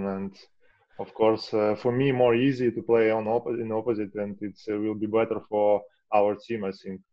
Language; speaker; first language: English; non-native, learner; Russian